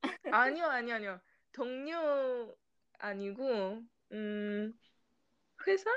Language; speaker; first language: Korean; non-native, fluent; English